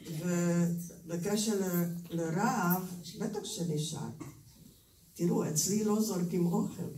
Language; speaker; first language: Hebrew; non-native, fluent; Hungarian